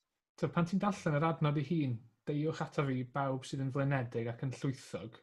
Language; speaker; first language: Welsh; native; Welsh